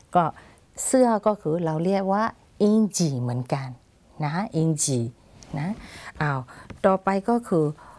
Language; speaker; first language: Thai; non-native, fluent; Burmese